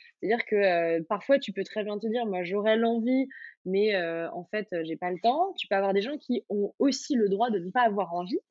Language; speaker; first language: French; native; French